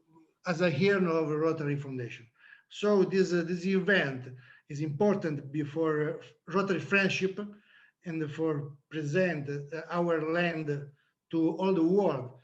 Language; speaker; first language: English; non-native, learner; Italian